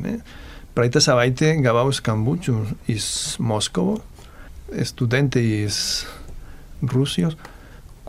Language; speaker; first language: Lithuanian; non-native, fluent; Catalan